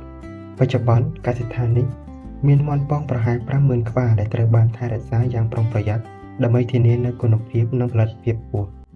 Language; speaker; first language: Khmer; native; Khmer